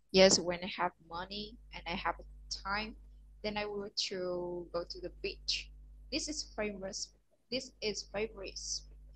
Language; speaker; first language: English; non-native, learner; Vietnamese